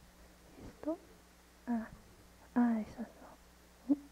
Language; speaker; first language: Spanish; non-native, fluent; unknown